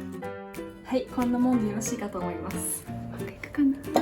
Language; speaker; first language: Japanese; native; Japanese